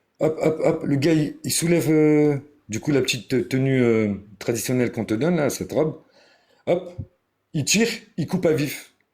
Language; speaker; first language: French; early bilingual, other home language; Arabic